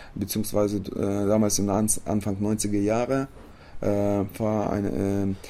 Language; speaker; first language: German; non-native, fluent; Romanian